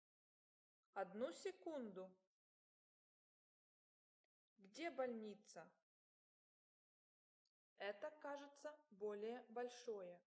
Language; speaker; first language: Russian; non-native, learner; English